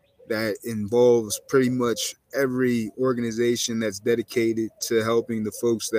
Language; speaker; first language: English; native; English